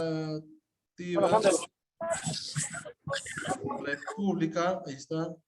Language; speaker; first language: Spanish; native; Spanish